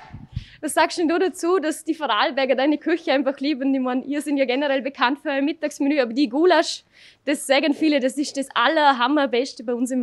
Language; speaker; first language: German; native; German